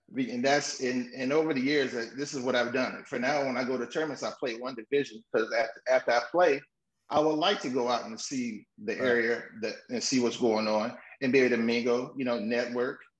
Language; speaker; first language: English; native; English